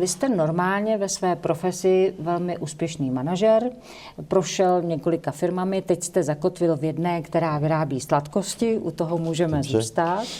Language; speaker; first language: Czech; native; Czech